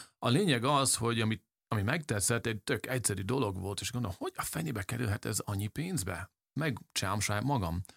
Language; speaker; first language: Hungarian; early bilingual, heritage; English